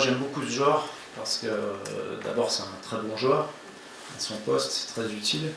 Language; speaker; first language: French; native; French